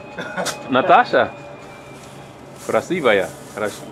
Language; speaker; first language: Russian; non-native, learner; English